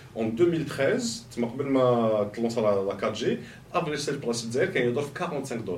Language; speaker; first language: French; non-native, local second language; Arabic